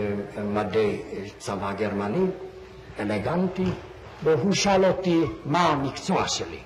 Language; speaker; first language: Hebrew; non-native, fluent; Hungarian